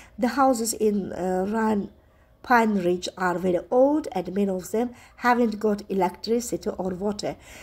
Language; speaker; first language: English; non-native, fluent; Azerbaijani